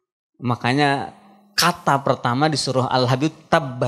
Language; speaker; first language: Indonesian; native; Indonesian